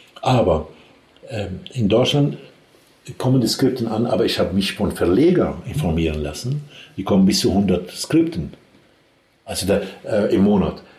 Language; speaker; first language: German; non-native, fluent; Arabic